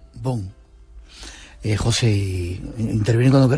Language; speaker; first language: Spanish; native; Spanish